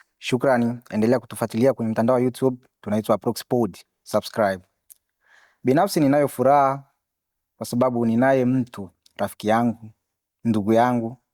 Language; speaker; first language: Swahili; non-native, local second language; Bembe